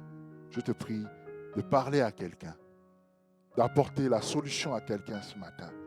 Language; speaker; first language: French; native; French